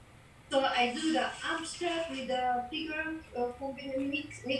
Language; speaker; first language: English; non-native, fluent; Macedonian